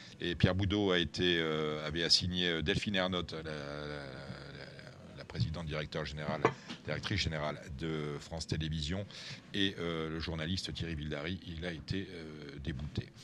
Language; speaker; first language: French; native; French